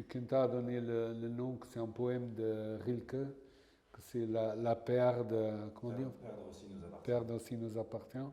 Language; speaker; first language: French; non-native, fluent; Portuguese